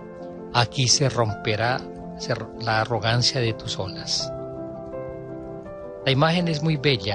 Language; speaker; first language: Spanish; native; Spanish